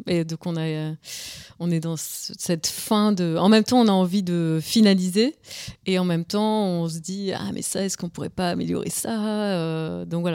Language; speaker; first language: French; native; French